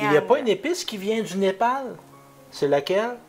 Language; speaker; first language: French; native; French